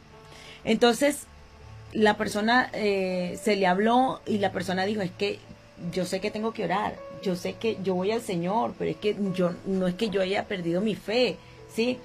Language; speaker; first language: Spanish; native; Spanish